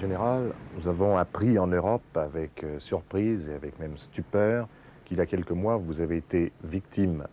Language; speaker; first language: French; native; French